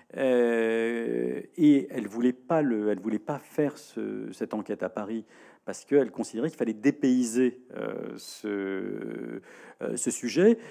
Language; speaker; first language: French; native; French